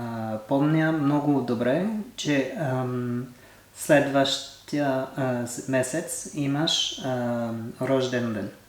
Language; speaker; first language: Bulgarian; non-native, learner; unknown